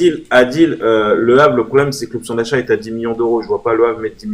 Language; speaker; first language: French; native; French